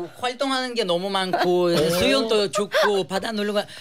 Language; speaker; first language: Korean; non-native, fluent; Ukrainian